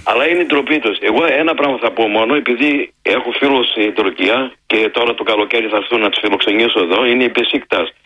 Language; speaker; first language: Greek; early bilingual, heritage; Greek